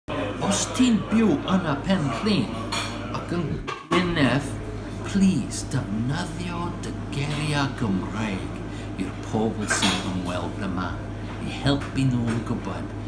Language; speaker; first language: Welsh; non-native, learner; English